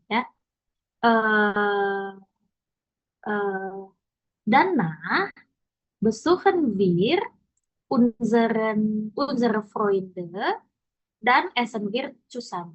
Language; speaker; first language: German; non-native, learner; Indonesian